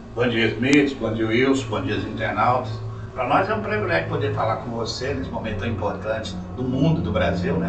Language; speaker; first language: Portuguese; native; Portuguese